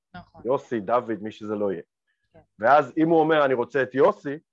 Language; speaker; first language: Hebrew; early bilingual, other home language; Romanian